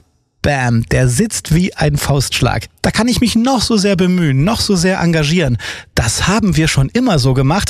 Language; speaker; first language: German; native; German